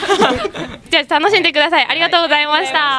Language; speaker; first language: Japanese; native; Japanese